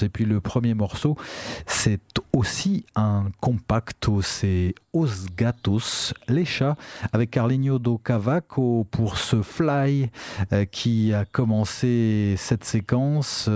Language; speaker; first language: French; native; French